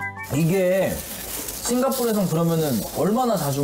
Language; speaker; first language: Korean; native; Korean